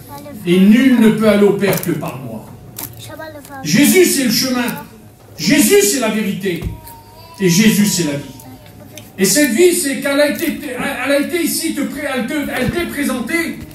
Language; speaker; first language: French; native; French